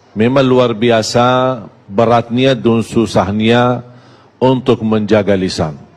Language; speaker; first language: Malay; non-native, fluent; Arabic